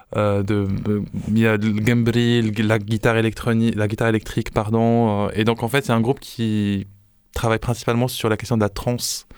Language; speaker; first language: French; non-native, local second language; Arabic